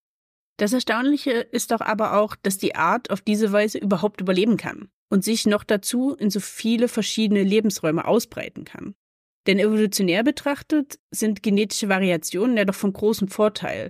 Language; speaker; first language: German; native; German